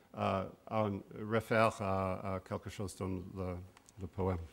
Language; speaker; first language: French; non-native, fluent; English